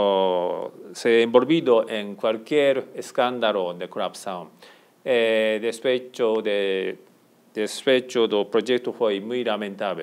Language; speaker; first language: Portuguese; non-native, fluent; Japanese